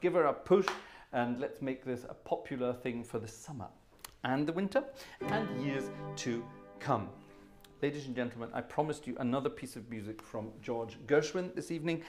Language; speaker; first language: English; native; English